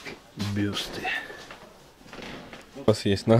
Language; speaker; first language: Russian; native; Russian